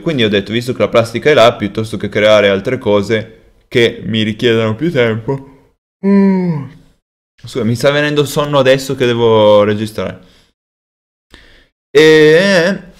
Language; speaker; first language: Italian; native; Italian